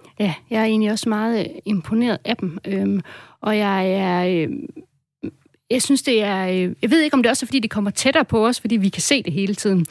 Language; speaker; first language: Danish; native; Danish